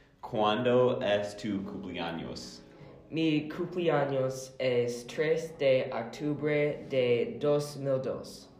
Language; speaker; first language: Spanish; non-native, learner; English